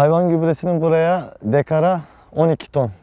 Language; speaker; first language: Turkish; native; Turkish